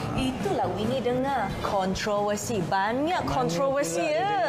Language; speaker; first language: Malay; native; Malay